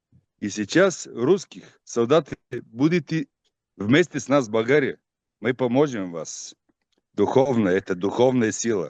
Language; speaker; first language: Russian; non-native, learner; Bulgarian